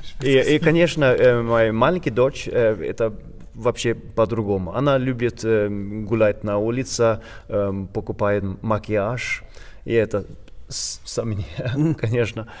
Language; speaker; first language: Russian; non-native, learner; Swedish